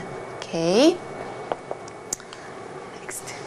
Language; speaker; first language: English; non-native, fluent; Korean